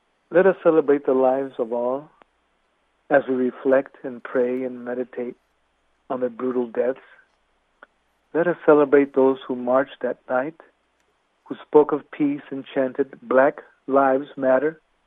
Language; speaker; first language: English; early bilingual, other home language; Spanish